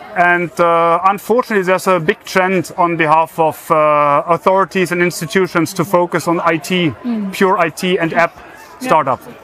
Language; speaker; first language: English; non-native, fluent; German